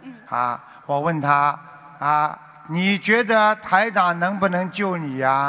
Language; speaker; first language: Chinese; native; Chinese